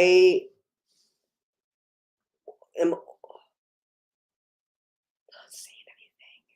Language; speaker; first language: English; native; English